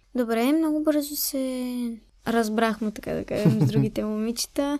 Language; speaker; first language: Bulgarian; early bilingual, other home language; Arabic